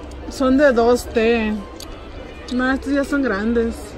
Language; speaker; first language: Spanish; early bilingual, heritage; Spanish